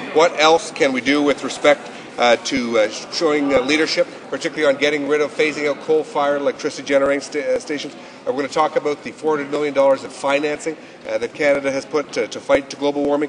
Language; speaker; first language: English; native; English